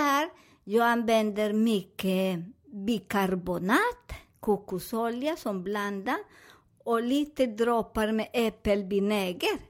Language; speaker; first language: Swedish; non-native, learner; Spanish